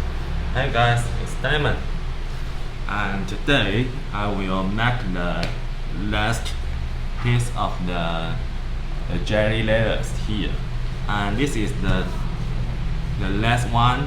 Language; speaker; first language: English; non-native, learner; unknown